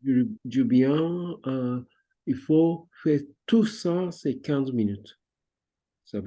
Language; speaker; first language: French; non-native, fluent; Japanese